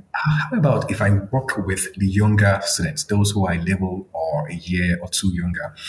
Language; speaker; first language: English; non-native, local second language; Yoruba